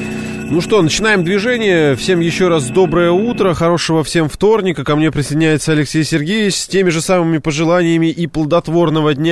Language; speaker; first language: Russian; native; Russian